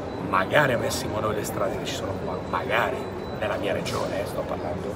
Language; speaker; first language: Italian; native; Italian